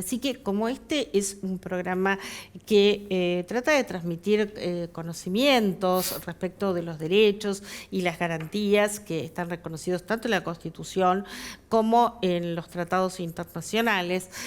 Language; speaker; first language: Spanish; native; Spanish